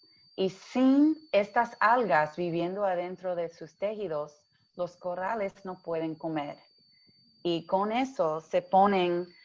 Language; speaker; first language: Spanish; early bilingual, heritage; English